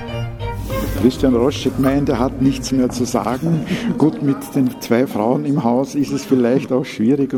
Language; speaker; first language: German; native; German